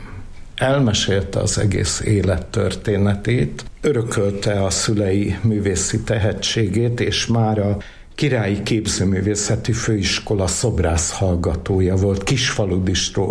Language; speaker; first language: Hungarian; native; Hungarian